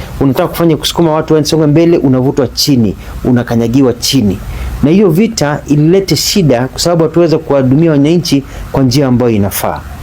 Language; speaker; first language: Swahili; non-native, local second language; Kamba